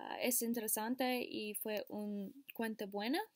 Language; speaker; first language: Spanish; non-native, learner; English